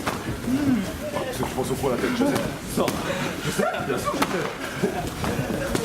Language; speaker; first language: French; native; French